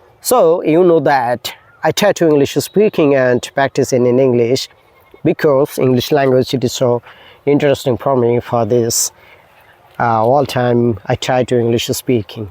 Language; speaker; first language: English; non-native, learner; Bangla